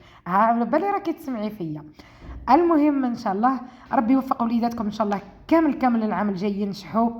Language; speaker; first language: Arabic; native; Arabic